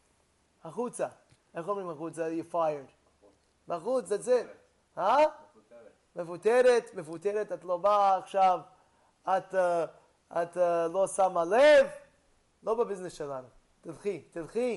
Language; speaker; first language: Hebrew; non-native, fluent; English